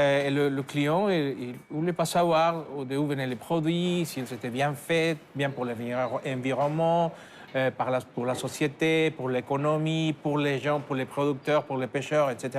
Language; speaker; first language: French; non-native, fluent; Spanish